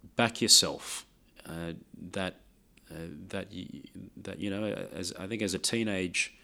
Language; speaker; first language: English; non-native, local second language; Lao